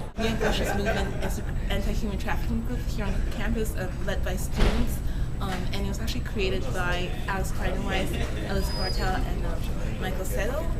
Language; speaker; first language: English; native; English